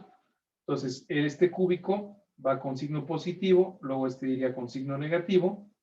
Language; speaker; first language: Spanish; native; Spanish